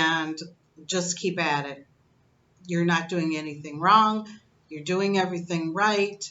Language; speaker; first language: English; native; English